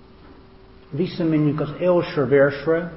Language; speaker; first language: Hungarian; non-native, learner; English